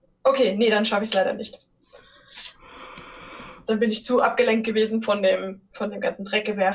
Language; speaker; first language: German; native; German